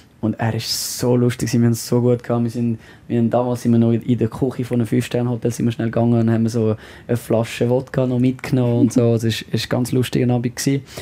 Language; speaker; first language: German; non-native, local second language; French